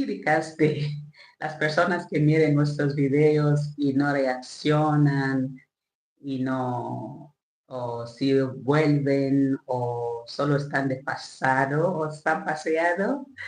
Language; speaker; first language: Spanish; non-native, learner; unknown